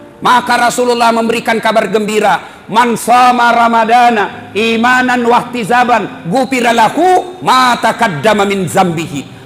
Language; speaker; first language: Indonesian; non-native, local second language; Buginese